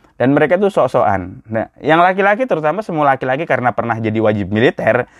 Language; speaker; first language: Indonesian; native; Indonesian